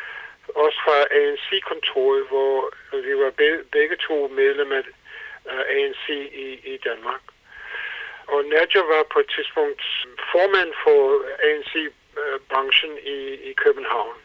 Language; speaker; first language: Danish; non-native, fluent; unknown